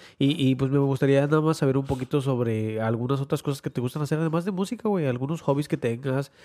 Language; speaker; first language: Spanish; early bilingual, heritage; Spanish